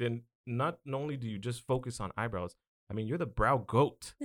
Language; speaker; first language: English; early bilingual, other home language; Spanish